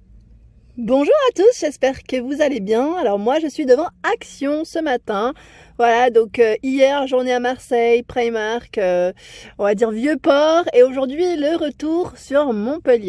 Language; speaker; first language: French; native; French